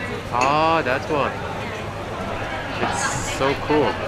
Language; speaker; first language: English; non-native, fluent; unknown